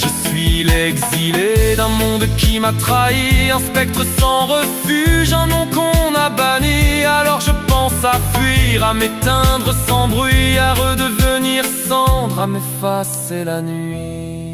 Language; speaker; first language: French; native; French